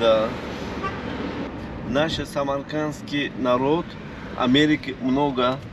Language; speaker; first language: Russian; non-native, local second language; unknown